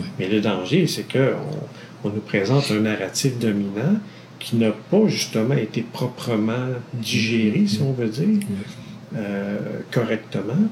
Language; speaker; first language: French; native; French